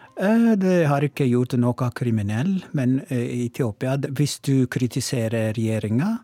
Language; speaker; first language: Norwegian; non-native, learner; Oromo